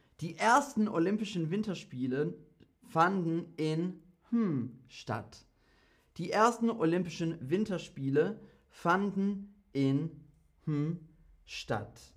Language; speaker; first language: German; non-native, fluent; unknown